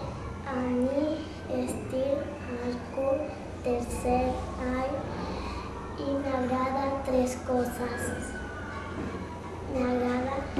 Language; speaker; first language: Catalan; non-native, learner; Spanish